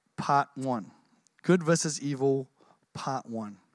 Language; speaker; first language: English; native; English